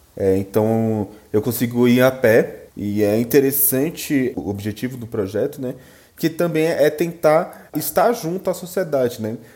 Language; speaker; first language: Portuguese; native; Portuguese